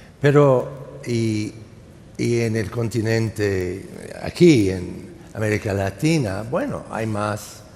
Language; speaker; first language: Spanish; non-native, fluent; English